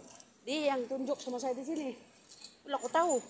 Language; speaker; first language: Indonesian; non-native, learner; Filipino